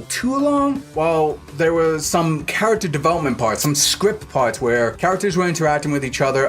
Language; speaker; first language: English; native; English